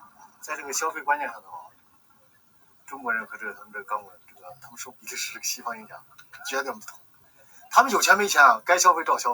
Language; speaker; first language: Chinese; native; Chinese